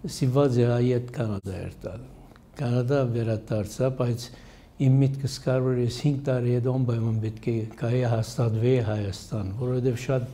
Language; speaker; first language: Armenian; early bilingual, heritage; Armenian